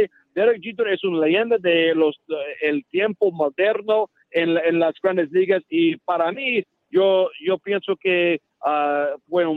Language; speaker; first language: Spanish; non-native, learner; English